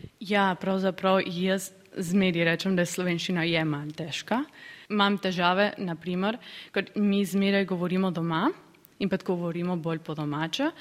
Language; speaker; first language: Slovenian; early bilingual, heritage; Spanish